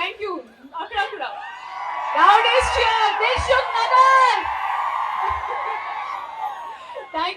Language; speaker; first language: Telugu; non-native, fluent; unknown